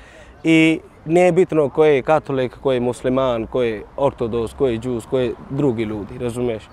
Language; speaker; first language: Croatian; non-native, learner; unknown